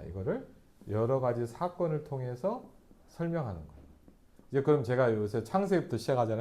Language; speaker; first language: Korean; native; Korean